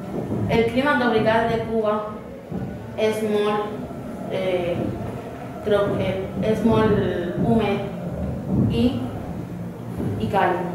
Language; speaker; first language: Catalan; non-native, learner; Spanish